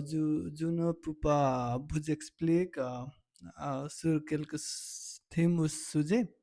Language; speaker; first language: French; non-native, learner; Nepali